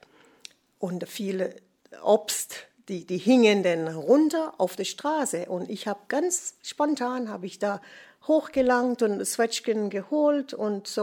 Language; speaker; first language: German; non-native, fluent; English